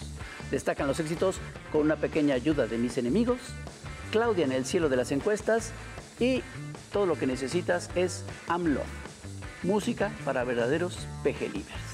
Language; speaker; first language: Spanish; native; Spanish